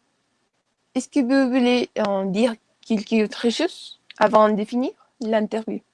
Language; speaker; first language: French; non-native, learner; Spanish